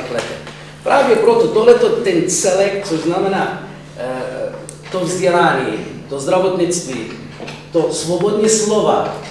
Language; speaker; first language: Czech; non-native, fluent; Arabic